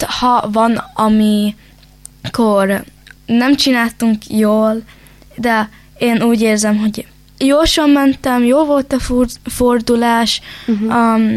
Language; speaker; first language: Hungarian; early bilingual, heritage; Hungarian